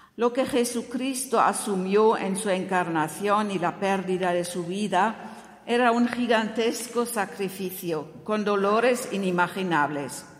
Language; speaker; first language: Spanish; non-native, fluent; German